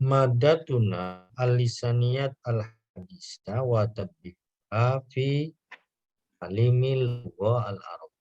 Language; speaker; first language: Arabic; non-native, fluent; Indonesian